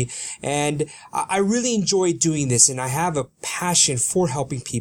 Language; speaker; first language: English; early bilingual, other home language; Korean